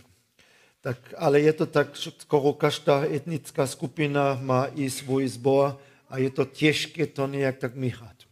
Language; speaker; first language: Czech; non-native, fluent; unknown